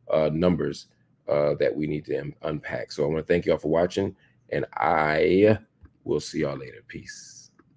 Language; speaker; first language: English; native; English